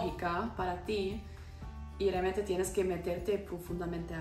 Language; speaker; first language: Spanish; non-native, fluent; German